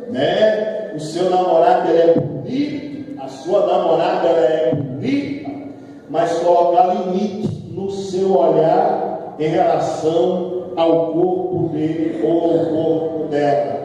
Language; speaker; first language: Portuguese; native; Portuguese